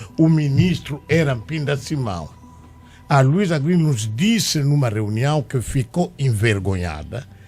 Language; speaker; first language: Portuguese; non-native, local second language; Kongo